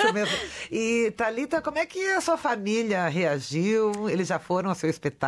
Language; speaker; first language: Portuguese; native; Portuguese